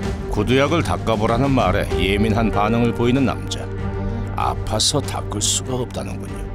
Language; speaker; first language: Korean; native; Korean